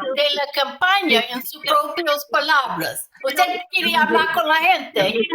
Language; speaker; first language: Spanish; non-native, learner; English